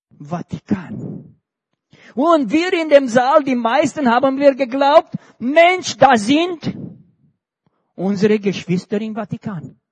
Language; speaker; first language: German; non-native, fluent; Romanian